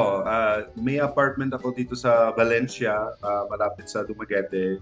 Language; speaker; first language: Filipino; non-native, local second language; English